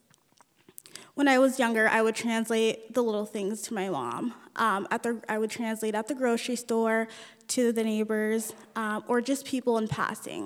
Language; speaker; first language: English; early bilingual, other home language; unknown